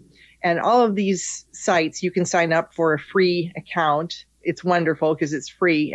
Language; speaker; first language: English; native; English